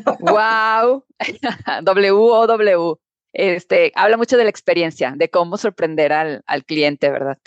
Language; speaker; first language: Spanish; native; Spanish